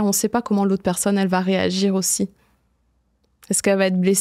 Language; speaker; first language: French; native; French